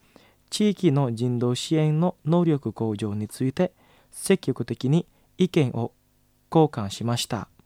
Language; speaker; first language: Japanese; non-native, fluent; Indonesian